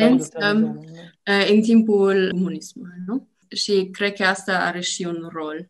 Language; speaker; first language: Romanian; non-native, learner; German